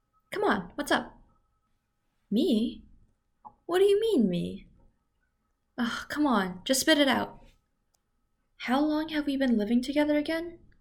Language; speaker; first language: English; early bilingual, other home language; Korean